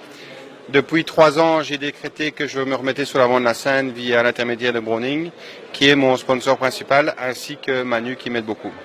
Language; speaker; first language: French; native; French